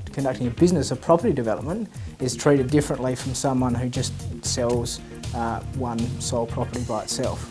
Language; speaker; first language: English; native; English